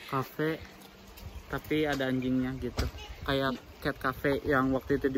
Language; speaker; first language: Indonesian; native; Indonesian